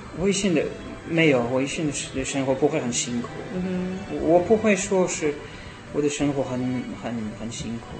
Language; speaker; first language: Chinese; non-native, learner; French